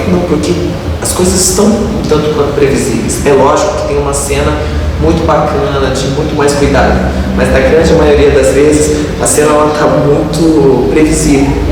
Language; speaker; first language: Portuguese; native; Portuguese